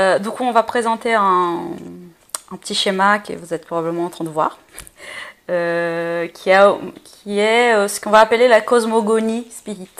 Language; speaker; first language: French; non-native, fluent; Portuguese